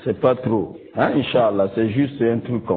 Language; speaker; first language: French; non-native, local second language; Lingala